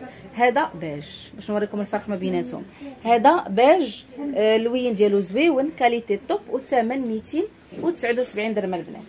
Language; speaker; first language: Arabic; native; Arabic